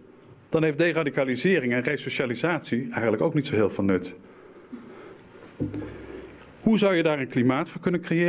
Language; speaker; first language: Dutch; native; Dutch